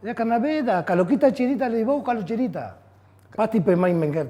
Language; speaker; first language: Indonesian; non-native, fluent; Spanish